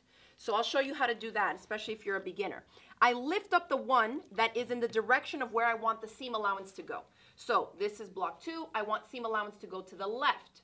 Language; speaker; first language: English; native; English